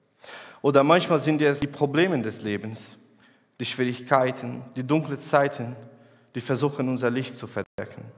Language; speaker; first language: German; non-native, fluent; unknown